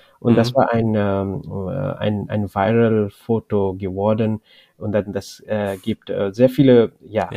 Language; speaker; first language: German; non-native, learner; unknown